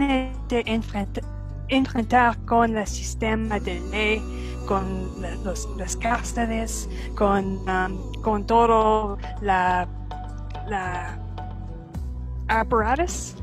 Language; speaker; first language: Spanish; non-native, fluent; English